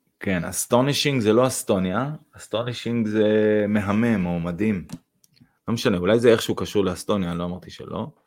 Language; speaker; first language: Hebrew; non-native, fluent; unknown